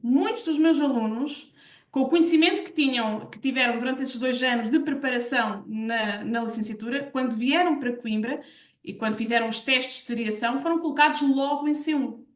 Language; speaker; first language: Portuguese; native; Portuguese